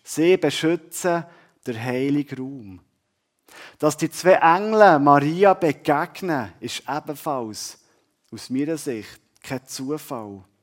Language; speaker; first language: German; native; German